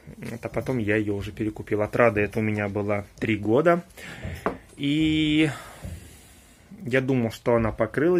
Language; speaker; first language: Russian; native; Russian